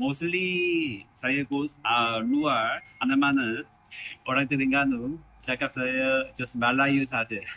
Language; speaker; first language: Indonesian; non-native, learner; Korean